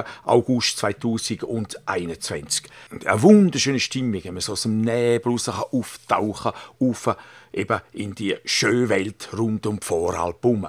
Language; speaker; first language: German; native; German